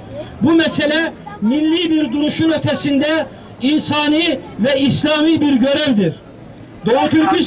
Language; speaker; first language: Turkish; native; Turkish